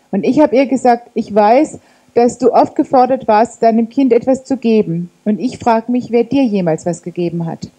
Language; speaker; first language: German; native; German